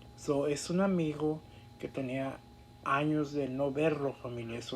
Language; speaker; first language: Spanish; early bilingual, other home language; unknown